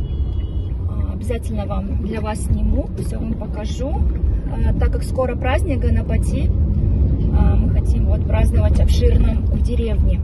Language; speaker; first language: Russian; native; Russian